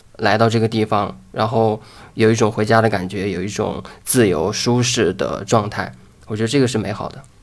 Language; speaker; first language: Chinese; native; Chinese